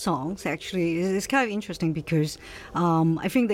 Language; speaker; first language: English; native; English